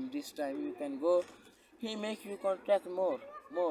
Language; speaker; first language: English; non-native, local second language; Punjabi